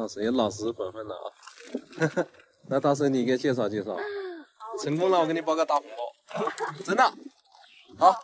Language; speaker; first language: Chinese; native; Chinese